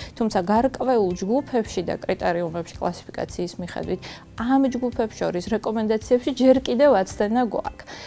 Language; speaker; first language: Georgian; native; Georgian